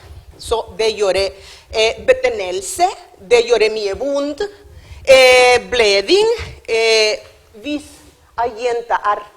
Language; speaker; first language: Norwegian; non-native, learner; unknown